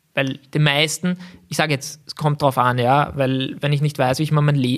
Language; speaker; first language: German; native; German